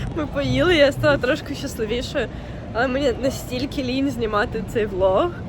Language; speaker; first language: Ukrainian; native; Ukrainian